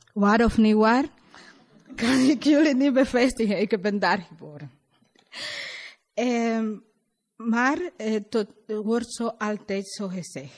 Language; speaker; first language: Dutch; non-native, fluent; Spanish